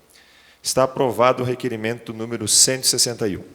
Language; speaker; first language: Portuguese; native; Portuguese